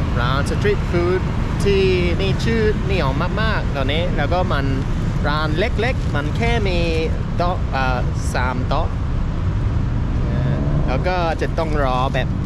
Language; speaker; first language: Thai; non-native, fluent; English